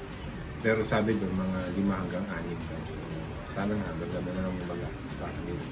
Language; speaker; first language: Filipino; native; Filipino